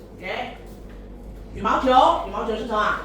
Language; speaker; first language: Chinese; non-native, fluent; Indonesian